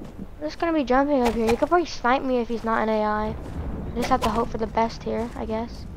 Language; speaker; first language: English; native; English